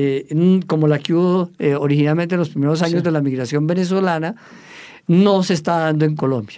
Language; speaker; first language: Spanish; native; Spanish